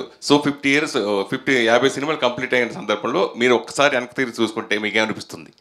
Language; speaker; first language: Telugu; native; Telugu